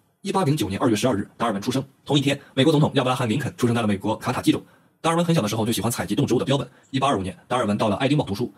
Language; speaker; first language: Chinese; native; Chinese